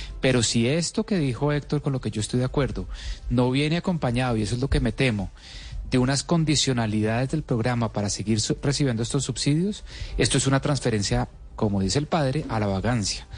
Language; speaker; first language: Spanish; native; Spanish